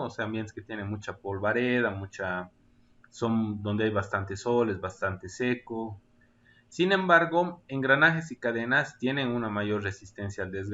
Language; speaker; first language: Spanish; native; Spanish